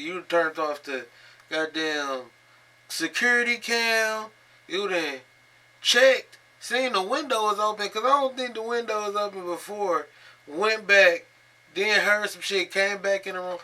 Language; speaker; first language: English; native; English